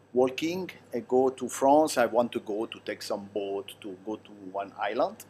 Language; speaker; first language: English; non-native, learner; Italian